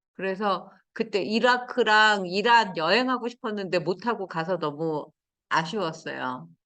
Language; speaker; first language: Korean; native; Korean